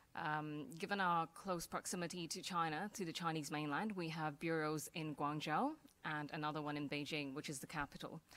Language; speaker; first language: English; non-native, local second language; Cantonese